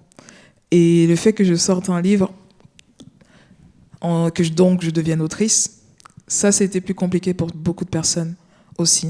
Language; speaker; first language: French; native; French